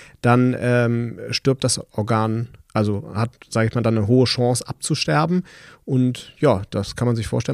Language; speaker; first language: German; native; German